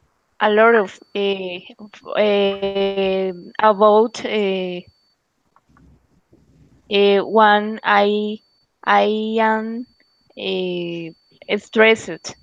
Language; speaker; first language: English; non-native, learner; Spanish